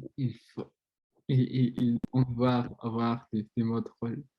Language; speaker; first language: French; non-native, learner; Spanish